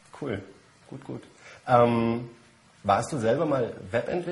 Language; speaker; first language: German; native; German